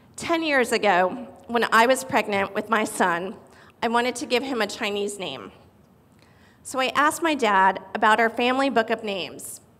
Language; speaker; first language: English; native; English